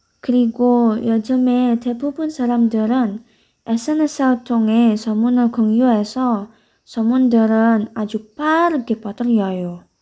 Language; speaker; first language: Korean; non-native, learner; Indonesian